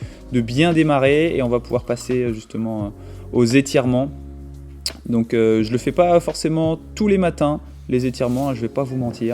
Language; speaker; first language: French; native; French